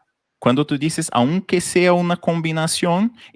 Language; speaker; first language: Spanish; non-native, fluent; Portuguese